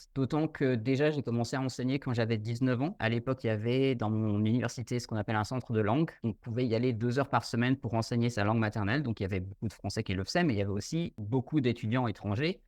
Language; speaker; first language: French; native; French